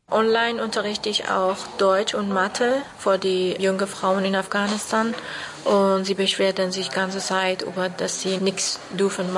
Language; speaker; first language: German; non-native, learner; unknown